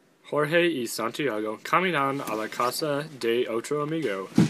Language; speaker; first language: Spanish; non-native, learner; English